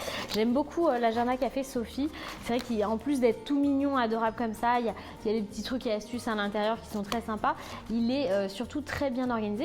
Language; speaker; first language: French; native; French